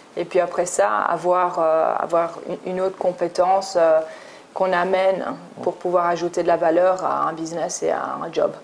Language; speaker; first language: French; early bilingual, other home language; English